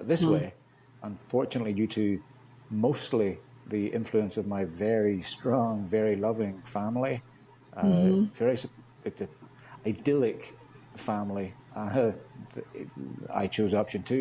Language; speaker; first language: English; native; English